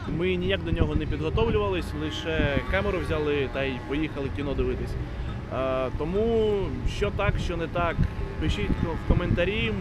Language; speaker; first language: Ukrainian; non-native, local second language; Russian